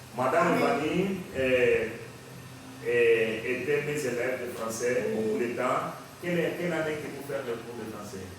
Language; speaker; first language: French; non-native, learner; Portuguese